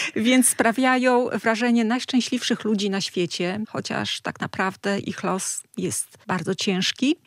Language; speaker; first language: Polish; native; Polish